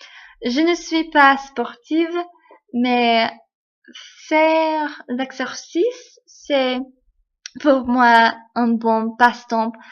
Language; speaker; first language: French; non-native, learner; English